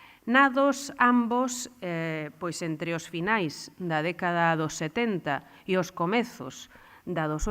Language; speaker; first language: Galician; native; Galician